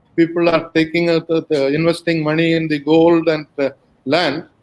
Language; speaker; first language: English; non-native, local second language; Tamil